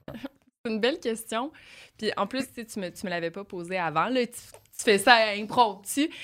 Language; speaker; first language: French; native; French